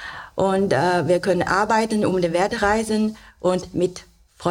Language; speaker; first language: German; non-native, learner; Chinese